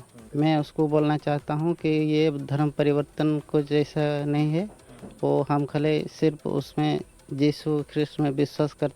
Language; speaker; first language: Hindi; non-native, local second language; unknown